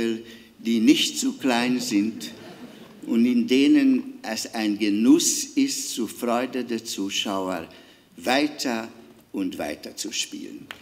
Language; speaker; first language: German; non-native, fluent; Hungarian